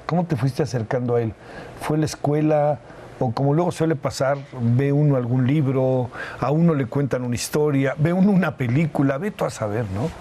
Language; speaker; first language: Spanish; native; Spanish